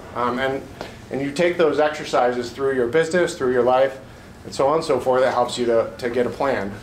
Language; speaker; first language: English; native; English